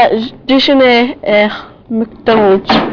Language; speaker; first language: French; non-native, learner; English